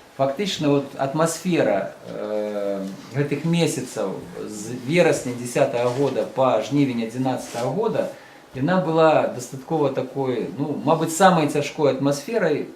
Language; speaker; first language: Belarusian; native; Belarusian